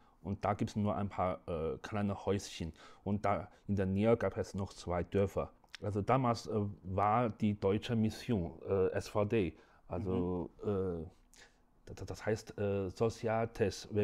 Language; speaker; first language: German; non-native, fluent; Chinese